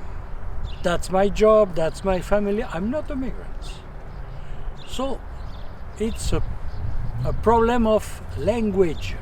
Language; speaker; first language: English; non-native, fluent; French